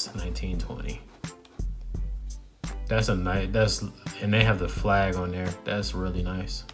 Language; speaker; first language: English; native; English